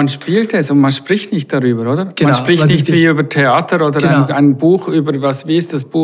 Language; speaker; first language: German; native; German